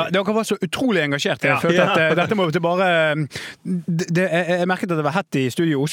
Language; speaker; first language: Norwegian; native; Norwegian